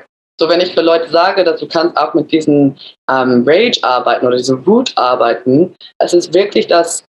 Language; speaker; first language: German; early bilingual, other home language; English